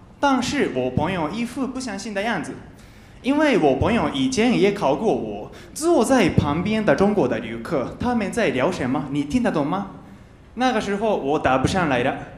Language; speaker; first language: Chinese; non-native, fluent; Japanese